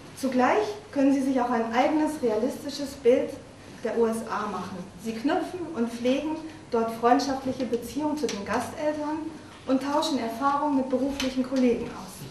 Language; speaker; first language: German; native; German